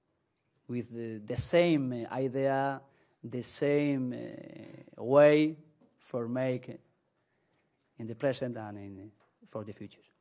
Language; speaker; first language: English; non-native, learner; Spanish